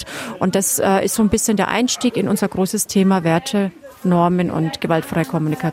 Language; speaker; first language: German; native; German